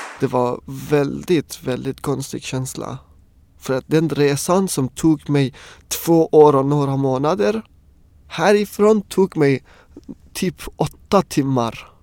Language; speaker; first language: Swedish; non-native, fluent; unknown